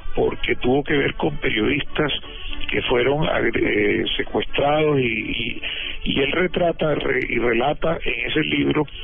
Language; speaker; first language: Spanish; native; Spanish